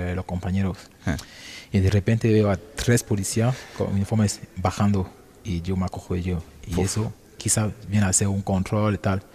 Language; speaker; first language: Spanish; non-native, fluent; French